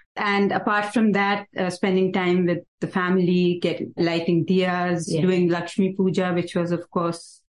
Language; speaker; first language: English; non-native, local second language; Hindi